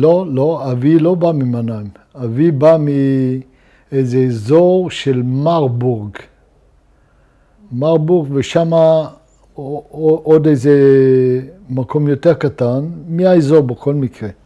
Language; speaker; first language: Hebrew; non-native, fluent; Luxembourgish